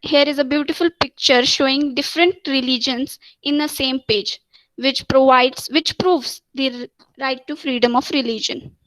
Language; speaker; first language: English; non-native, local second language; Marathi